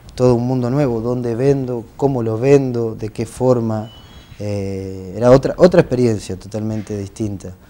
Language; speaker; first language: Spanish; native; Spanish